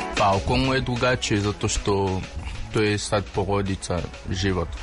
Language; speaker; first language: Serbian; non-native, learner; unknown